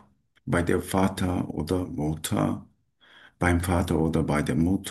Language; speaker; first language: German; non-native, learner; Turkish